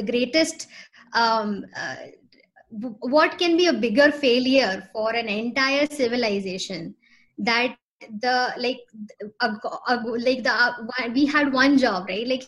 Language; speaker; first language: English; non-native, local second language; Hindi